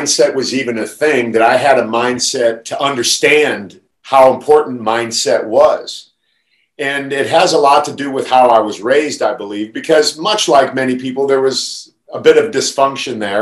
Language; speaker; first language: English; native; English